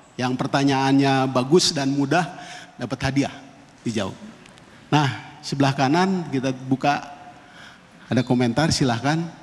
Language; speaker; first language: Indonesian; non-native, local second language; Sundanese